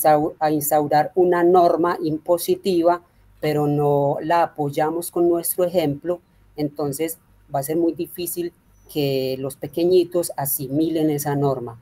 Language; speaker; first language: Spanish; native; Spanish